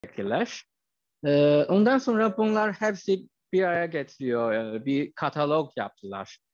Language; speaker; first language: Turkish; non-native, fluent; Chinese